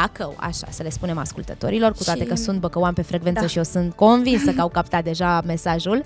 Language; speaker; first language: Romanian; native; Romanian